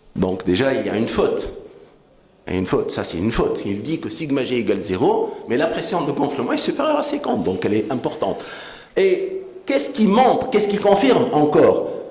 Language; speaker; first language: French; non-native, local second language; Arabic